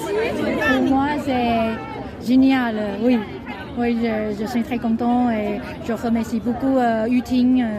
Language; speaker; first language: French; non-native, learner; Chinese